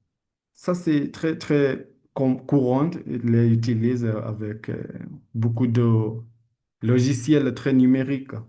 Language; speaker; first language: French; non-native, learner; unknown